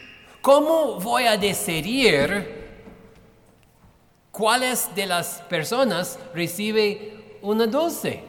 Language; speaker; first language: Spanish; non-native, fluent; English